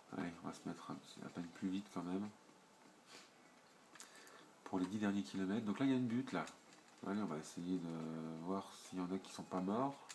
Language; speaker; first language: French; native; French